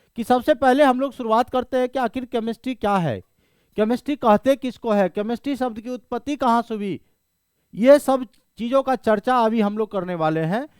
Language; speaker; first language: Hindi; native; Hindi